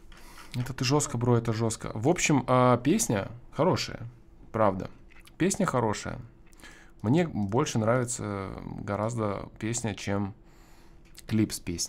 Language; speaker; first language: Russian; native; Russian